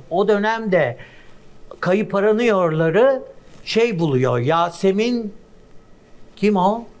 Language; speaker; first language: Turkish; native; Turkish